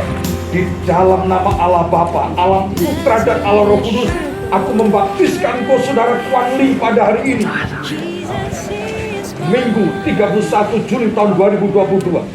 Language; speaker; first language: Indonesian; native; Indonesian